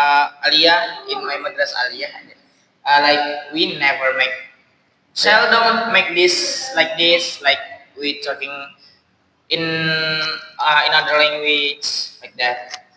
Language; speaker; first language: English; non-native, learner; Indonesian